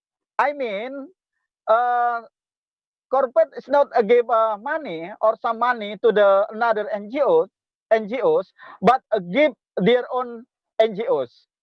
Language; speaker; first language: English; non-native, local second language; Indonesian